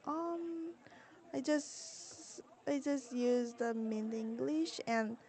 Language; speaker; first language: English; non-native, learner; Korean